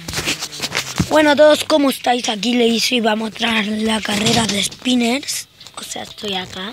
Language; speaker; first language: Spanish; native; Spanish